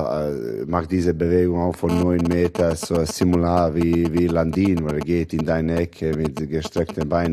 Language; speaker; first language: German; non-native, learner; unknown